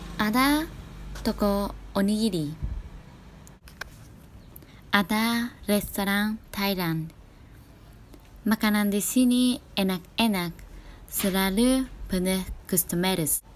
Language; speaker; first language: Indonesian; non-native, learner; Japanese